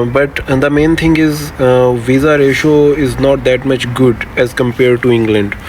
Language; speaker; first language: English; non-native, local second language; Urdu